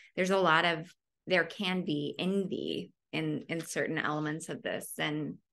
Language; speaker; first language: English; native; English